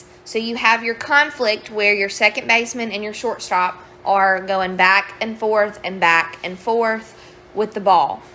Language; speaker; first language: English; native; English